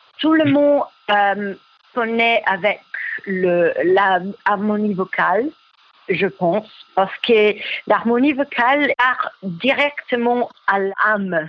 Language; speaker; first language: French; non-native, learner; Italian